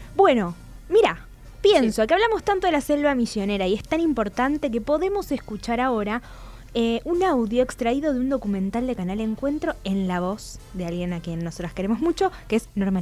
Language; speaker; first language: Spanish; native; Spanish